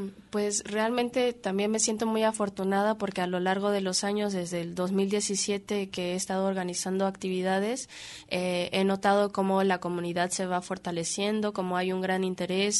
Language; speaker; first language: Spanish; native; Spanish